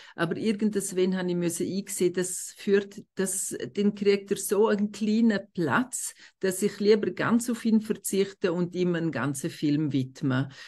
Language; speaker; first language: German; non-native, local second language; Romansh